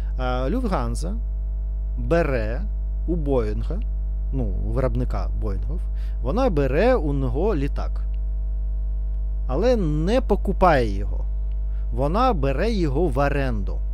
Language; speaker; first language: Ukrainian; non-native, learner; Russian